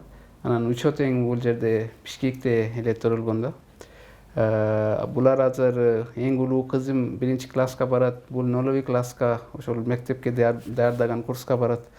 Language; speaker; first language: Kyrgyz; non-native, fluent; Urdu